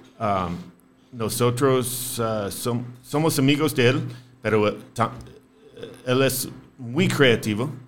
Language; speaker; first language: Spanish; non-native, fluent; English